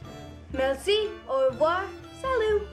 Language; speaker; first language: French; non-native, learner; English